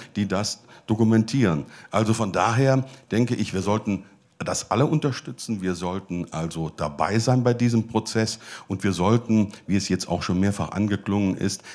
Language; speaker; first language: German; native; German